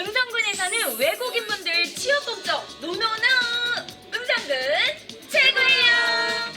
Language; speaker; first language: Korean; native; Korean